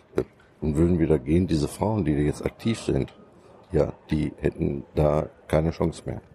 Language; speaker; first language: German; native; German